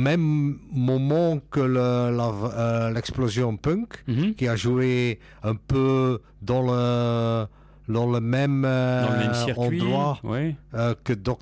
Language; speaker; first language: French; non-native, local second language; Dutch